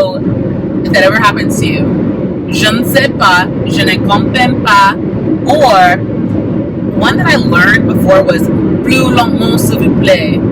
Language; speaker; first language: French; non-native, learner; English